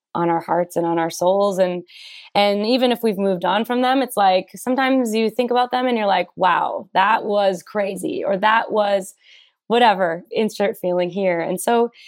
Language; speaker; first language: English; native; English